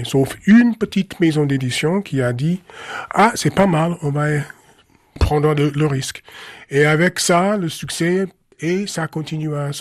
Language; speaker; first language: French; non-native, fluent; English